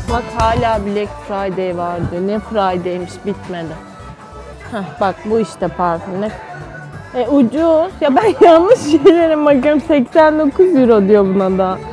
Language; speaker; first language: Turkish; native; Turkish